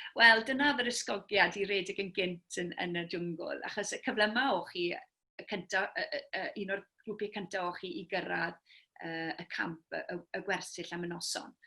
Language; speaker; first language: Welsh; native; Welsh